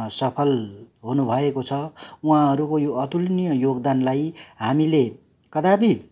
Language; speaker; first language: Nepali; non-native, local second language; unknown